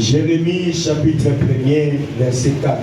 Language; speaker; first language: French; non-native, local second language; Lingala